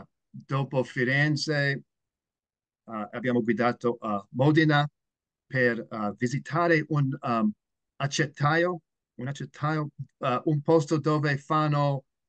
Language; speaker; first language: Italian; non-native, learner; English